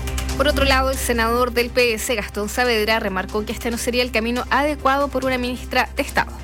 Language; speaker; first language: Spanish; native; Spanish